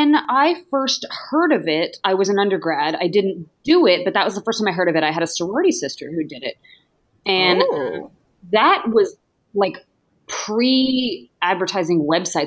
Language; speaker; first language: English; native; English